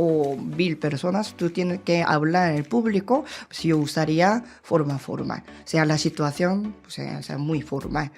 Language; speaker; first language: Spanish; non-native, learner; Korean